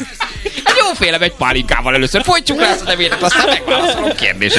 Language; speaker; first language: Hungarian; native; Hungarian